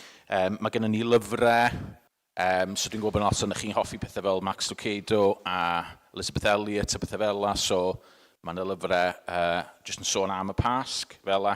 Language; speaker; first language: Welsh; native; Welsh